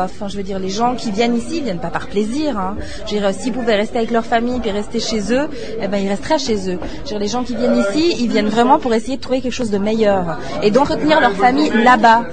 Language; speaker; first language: French; native; French